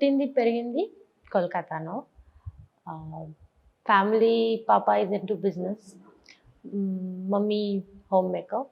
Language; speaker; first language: Telugu; non-native, learner; Bangla